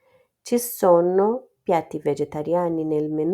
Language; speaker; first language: Italian; non-native, fluent; Portuguese